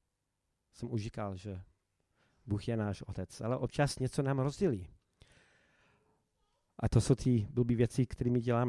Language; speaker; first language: Czech; non-native, fluent; English